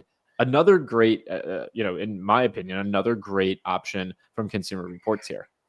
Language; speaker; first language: English; native; English